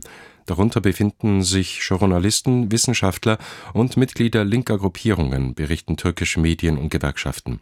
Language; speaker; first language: German; native; German